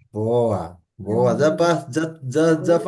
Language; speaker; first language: Portuguese; non-native, learner; Bangla